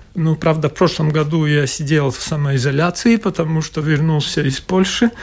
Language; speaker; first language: Russian; non-native, local second language; Latvian